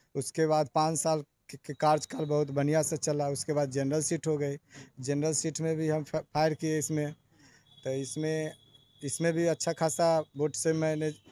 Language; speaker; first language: Hindi; native; Hindi